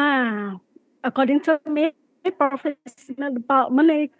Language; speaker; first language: English; non-native, learner; Indonesian